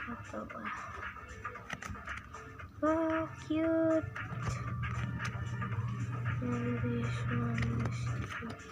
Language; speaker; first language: English; non-native, local second language; Filipino